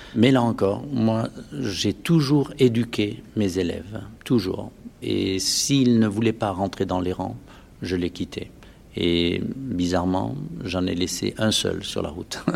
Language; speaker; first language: French; native; French